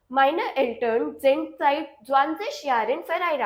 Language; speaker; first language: German; non-native, fluent; Hindi